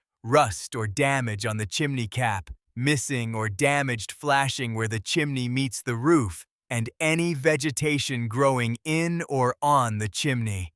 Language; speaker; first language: English; native; English